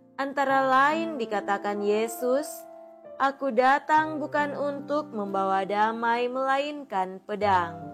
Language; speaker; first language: Indonesian; native; Indonesian